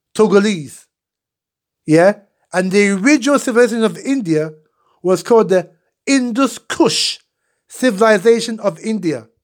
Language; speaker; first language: English; non-native, local second language; Akan